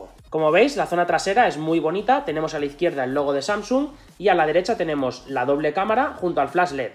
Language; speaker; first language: Spanish; native; Spanish